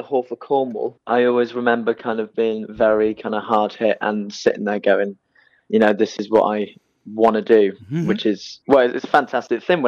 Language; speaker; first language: English; native; English